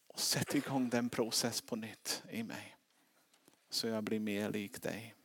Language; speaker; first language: Swedish; non-native, fluent; English